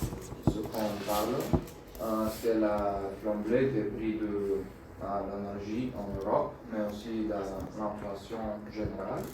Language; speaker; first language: French; non-native, learner; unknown